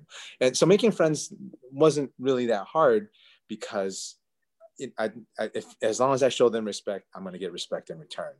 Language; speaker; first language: English; early bilingual, other home language; Chinese